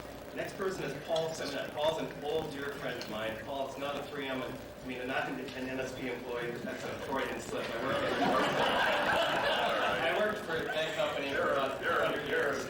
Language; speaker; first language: English; native; English